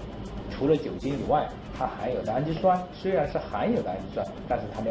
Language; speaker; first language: Chinese; native; Chinese